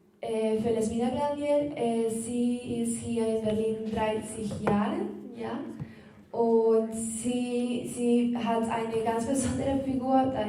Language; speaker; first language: German; non-native, learner; Spanish